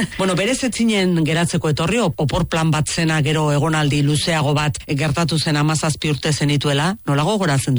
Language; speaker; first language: Basque; native; Basque